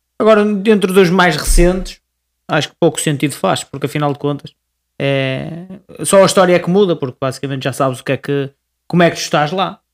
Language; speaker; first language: Portuguese; native; Portuguese